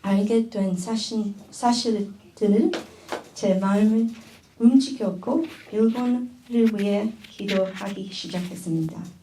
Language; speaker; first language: Korean; early bilingual, other home language; Chinese